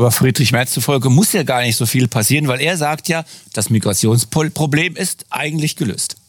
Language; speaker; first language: German; native; German